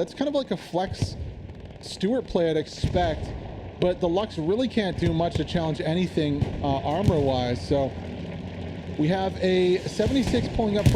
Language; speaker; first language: English; native; English